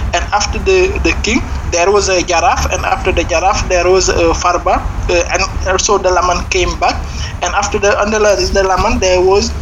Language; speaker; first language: English; non-native, fluent; Serer